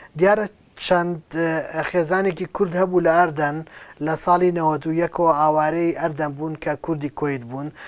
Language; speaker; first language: Central Kurdish; native; Central Kurdish